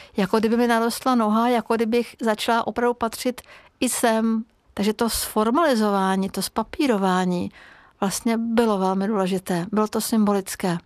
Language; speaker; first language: Czech; non-native, fluent; Hungarian